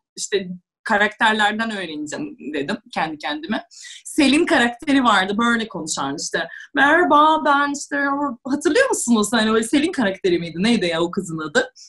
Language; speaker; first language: Turkish; non-native, fluent; Russian